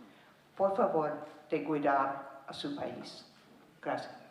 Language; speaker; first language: Spanish; non-native, fluent; English